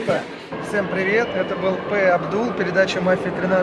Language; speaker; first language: Russian; native; Russian